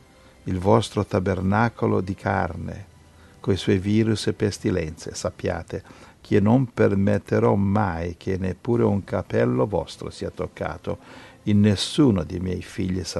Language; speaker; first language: Italian; native; Italian